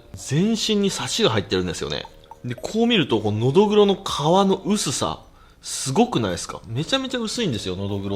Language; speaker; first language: Japanese; native; Japanese